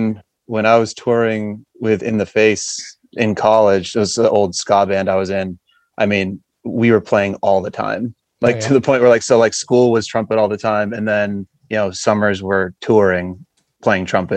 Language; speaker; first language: English; native; English